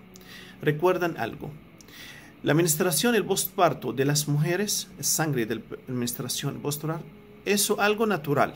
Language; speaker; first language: Spanish; non-native, fluent; Arabic